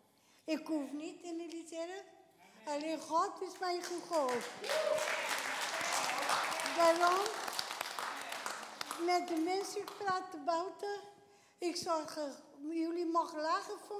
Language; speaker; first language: Dutch; non-native, local second language; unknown